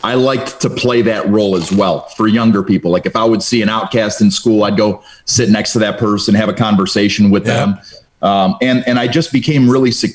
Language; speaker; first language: English; early bilingual, other home language; Romanian